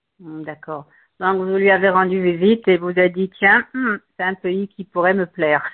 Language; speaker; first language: French; non-native, local second language; Bambara